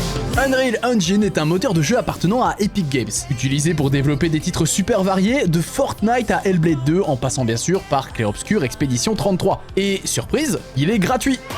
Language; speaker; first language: French; native; French